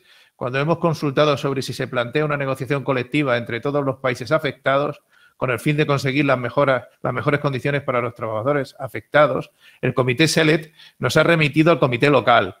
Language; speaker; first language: Spanish; native; Spanish